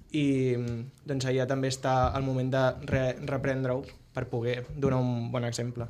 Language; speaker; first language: Catalan; native; Catalan